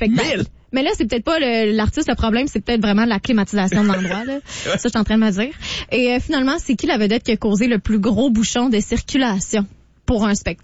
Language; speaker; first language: French; native; French